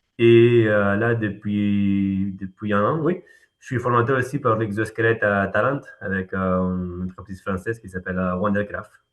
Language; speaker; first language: French; non-native, fluent; Spanish